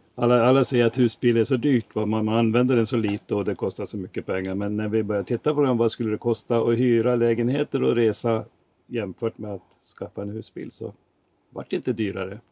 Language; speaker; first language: Swedish; native; Swedish